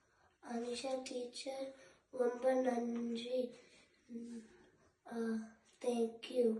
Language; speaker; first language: Tamil; early bilingual, heritage; Tamil